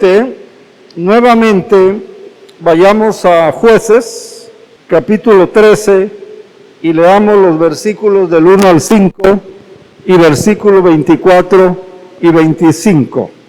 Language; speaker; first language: Spanish; native; Spanish